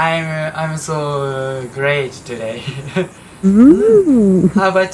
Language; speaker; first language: English; non-native, learner; Japanese